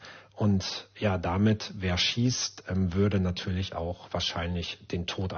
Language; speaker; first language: German; native; German